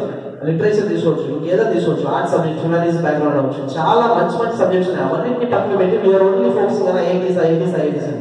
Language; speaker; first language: Telugu; native; Telugu